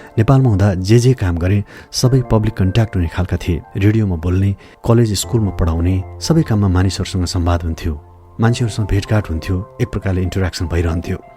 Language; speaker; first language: Nepali; native; Nepali